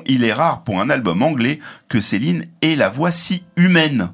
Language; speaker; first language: French; native; French